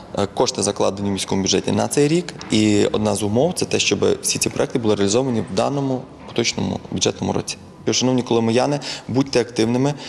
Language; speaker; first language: Ukrainian; native; Ukrainian